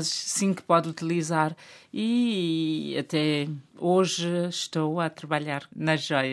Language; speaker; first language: Portuguese; non-native, local second language; Kabuverdianu